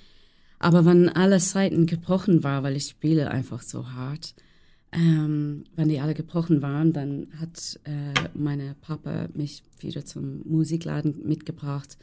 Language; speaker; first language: German; non-native, fluent; English